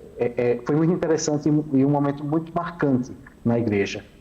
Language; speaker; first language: Portuguese; native; Portuguese